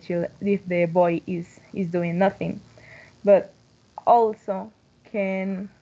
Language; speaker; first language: English; non-native, learner; Spanish